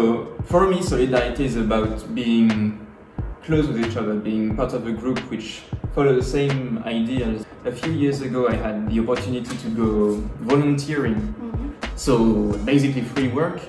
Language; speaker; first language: English; non-native, fluent; French